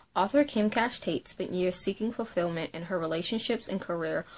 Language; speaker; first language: English; native; English